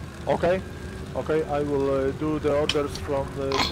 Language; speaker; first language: English; non-native, learner; Polish